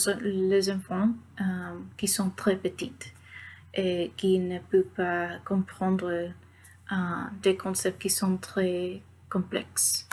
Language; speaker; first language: French; non-native, learner; Spanish